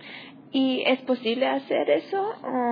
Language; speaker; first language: Spanish; non-native, learner; English